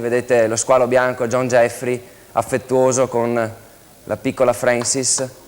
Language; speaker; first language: Italian; native; Italian